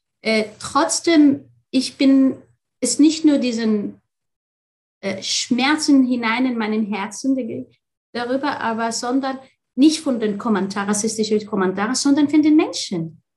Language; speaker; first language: German; non-native, fluent; Arabic